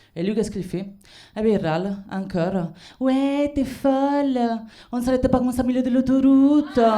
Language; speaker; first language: French; non-native, fluent; Italian